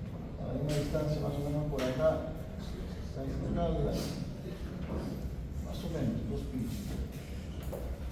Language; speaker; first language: Spanish; native; Spanish